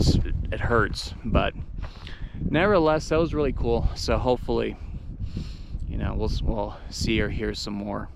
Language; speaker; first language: English; native; English